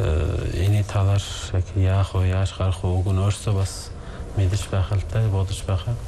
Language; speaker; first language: Mongolian; non-native, fluent; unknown